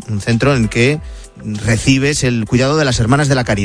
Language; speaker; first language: Spanish; native; Spanish